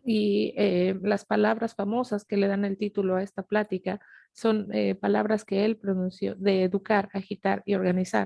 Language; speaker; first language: Spanish; native; Spanish